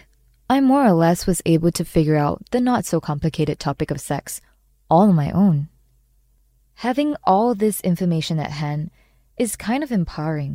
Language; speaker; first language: English; non-native, local second language; Chinese